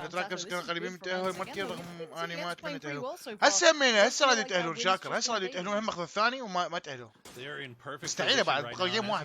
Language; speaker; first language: Arabic; native; Arabic